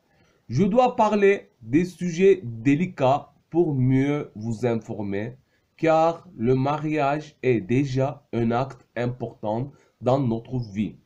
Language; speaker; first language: French; non-native, fluent; Turkish